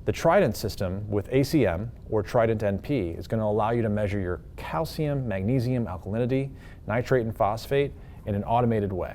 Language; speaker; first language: English; native; English